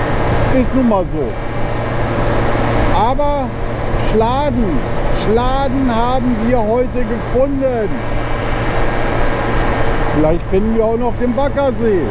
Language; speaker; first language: German; native; German